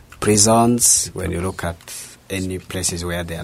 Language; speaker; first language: English; non-native, fluent; Japanese